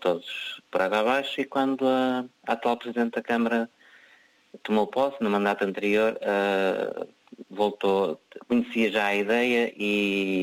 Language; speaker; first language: Portuguese; native; Portuguese